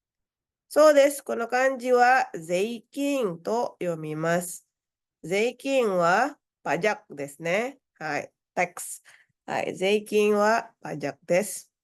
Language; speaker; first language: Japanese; non-native, fluent; Indonesian